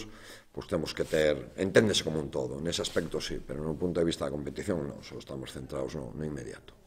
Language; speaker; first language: Galician; native; Galician